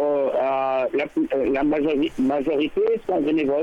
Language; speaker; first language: French; non-native, learner; English